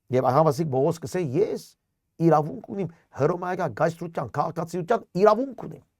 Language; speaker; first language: Armenian; native; Armenian